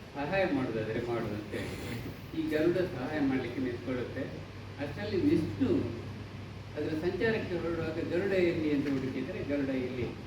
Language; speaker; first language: Kannada; non-native, local second language; Tulu